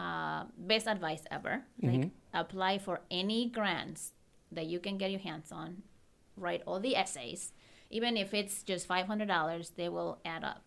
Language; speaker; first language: English; non-native, fluent; Spanish